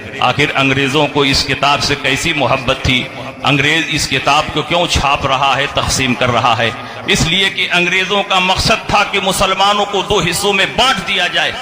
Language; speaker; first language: Urdu; native; Urdu